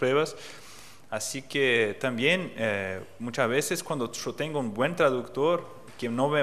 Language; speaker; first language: Spanish; non-native, fluent; Portuguese